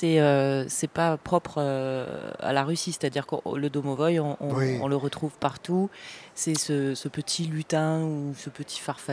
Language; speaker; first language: French; native; French